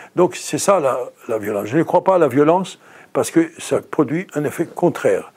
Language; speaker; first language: French; non-native, fluent; Greek